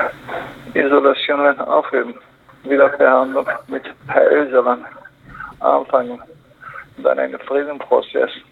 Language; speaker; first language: German; non-native, learner; Kurdish